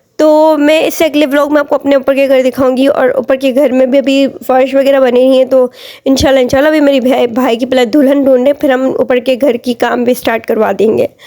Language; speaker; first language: Urdu; native; Urdu